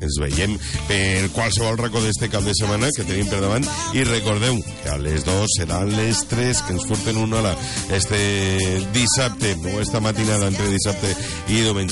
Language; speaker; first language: Catalan; native; Catalan